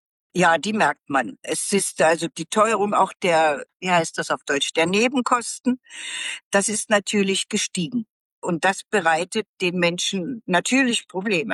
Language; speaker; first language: German; native; German